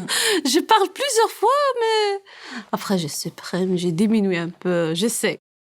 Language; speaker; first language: French; non-native, learner; Arabic